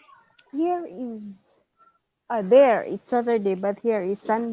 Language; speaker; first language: English; non-native, local second language; Filipino